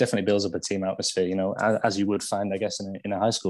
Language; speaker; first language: English; native; English